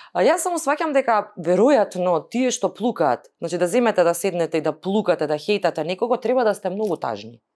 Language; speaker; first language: Macedonian; native; Macedonian